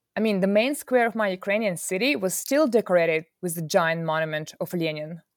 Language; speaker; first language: English; non-native, fluent; Ukrainian